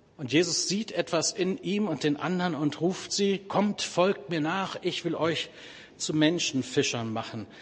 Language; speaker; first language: German; native; German